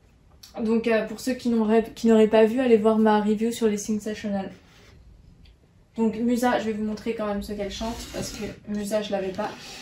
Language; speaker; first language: French; native; French